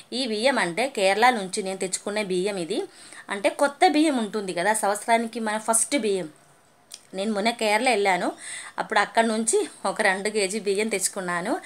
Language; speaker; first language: Telugu; non-native, learner; Malayalam